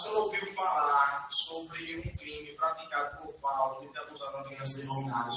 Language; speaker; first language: Portuguese; native; Portuguese